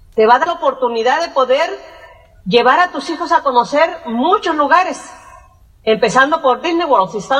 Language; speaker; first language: Spanish; native; Spanish